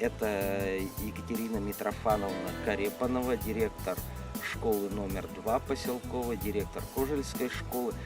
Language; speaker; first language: Russian; native; Russian